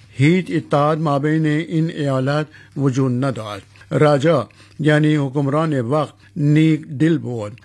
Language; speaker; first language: Persian; non-native, fluent; Urdu